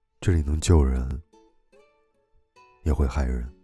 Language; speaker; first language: Chinese; native; Chinese